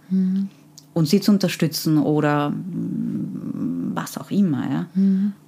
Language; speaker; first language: German; early bilingual, other home language; Persian